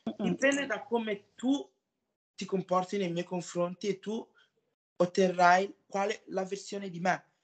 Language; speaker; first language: Italian; early bilingual, other home language; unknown